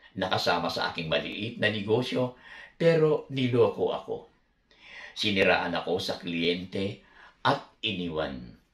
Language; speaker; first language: Filipino; native; Filipino